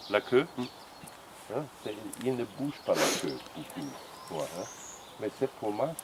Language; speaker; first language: French; non-native, learner; German